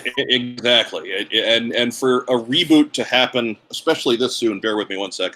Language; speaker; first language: English; native; English